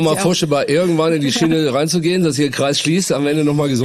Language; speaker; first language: German; native; German